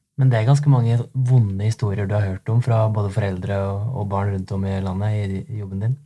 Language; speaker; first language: Norwegian; native; Norwegian